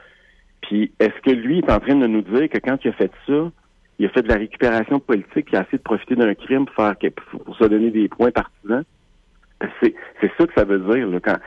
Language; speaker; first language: French; native; French